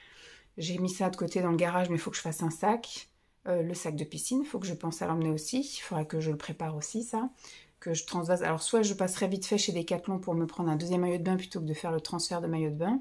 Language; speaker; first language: French; native; French